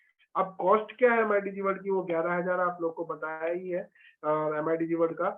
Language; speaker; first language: Hindi; native; Hindi